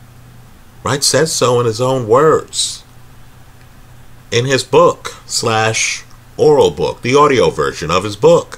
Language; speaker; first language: English; native; English